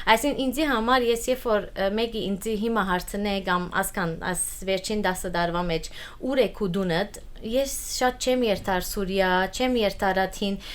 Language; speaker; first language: Armenian; early bilingual, heritage; Armenian